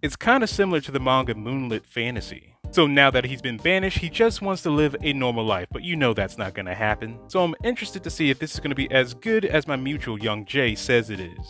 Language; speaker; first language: English; native; English